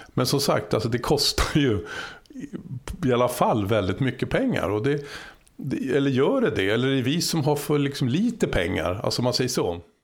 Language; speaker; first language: Swedish; native; Swedish